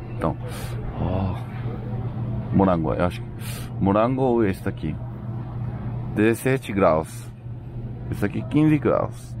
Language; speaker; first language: Portuguese; non-native, learner; Korean